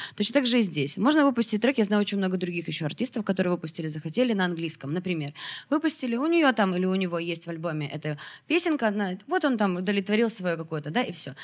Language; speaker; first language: Russian; native; Russian